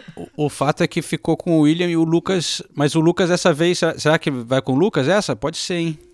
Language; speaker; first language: Portuguese; native; Portuguese